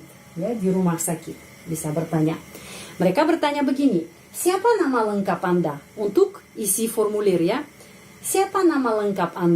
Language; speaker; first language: Indonesian; non-native, fluent; Russian